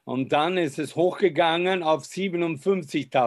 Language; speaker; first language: German; non-native, fluent; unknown